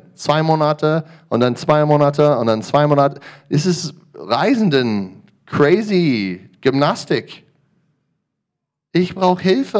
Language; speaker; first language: German; non-native, learner; English